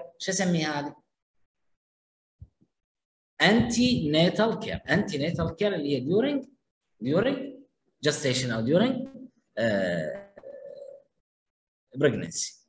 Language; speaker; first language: Arabic; native; Arabic